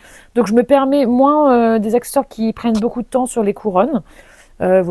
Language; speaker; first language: French; native; French